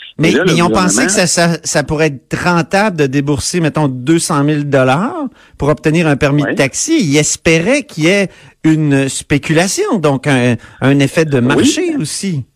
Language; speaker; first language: French; native; French